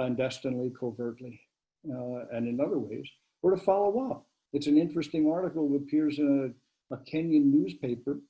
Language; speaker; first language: English; native; English